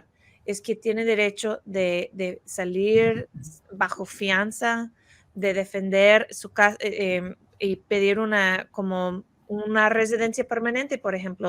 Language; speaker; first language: Spanish; non-native, fluent; English